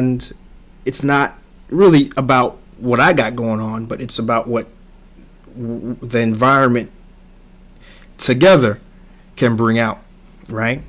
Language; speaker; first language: English; early bilingual, other home language; Haitian Creole